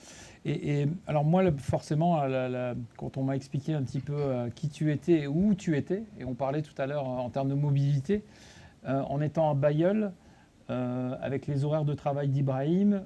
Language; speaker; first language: French; native; French